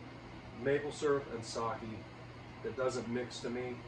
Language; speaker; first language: English; native; English